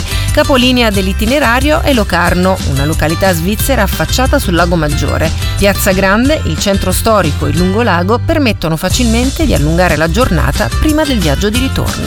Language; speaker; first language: Italian; native; Italian